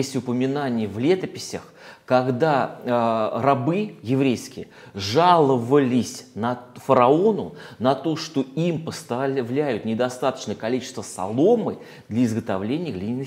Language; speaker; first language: Russian; native; Russian